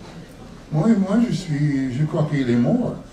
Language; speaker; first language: French; non-native, learner; English